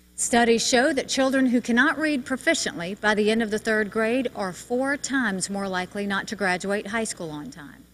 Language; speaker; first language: English; native; English